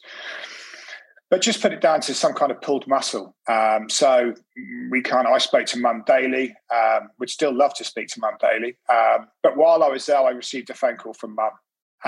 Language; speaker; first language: English; native; English